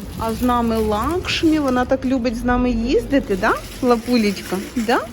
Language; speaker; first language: Ukrainian; non-native, local second language; Russian